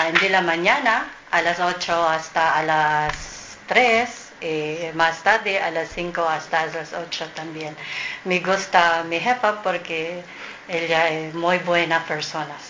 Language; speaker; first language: Spanish; non-native, learner; Filipino